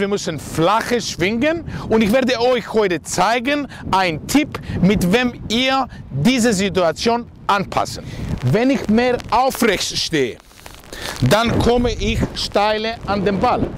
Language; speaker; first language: German; non-native, learner; Greek